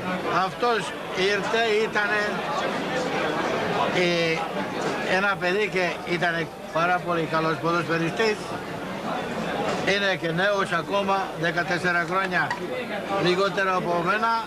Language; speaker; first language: Greek; non-native, fluent; Hungarian